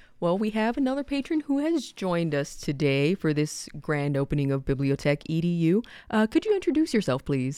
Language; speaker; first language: English; early bilingual, other home language; Spanish